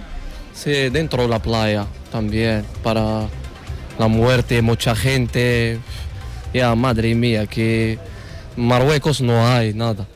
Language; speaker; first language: Spanish; non-native, learner; Arabic